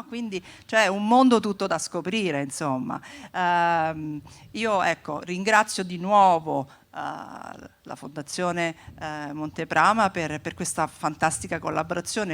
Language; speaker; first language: Italian; native; Italian